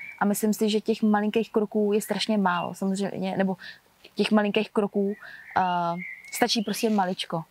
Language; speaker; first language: Czech; early bilingual, other home language; Vietnamese